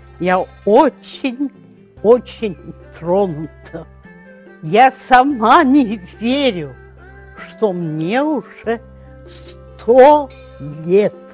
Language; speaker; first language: Russian; native; Russian